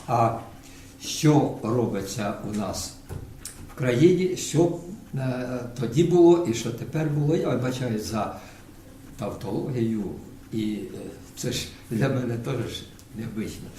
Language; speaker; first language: Ukrainian; non-native, local second language; Russian